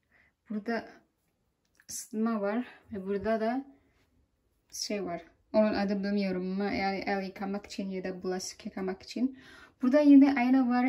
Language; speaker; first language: Turkish; non-native, learner; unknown